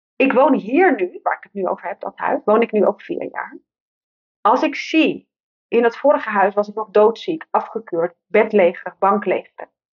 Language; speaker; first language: Dutch; native; Dutch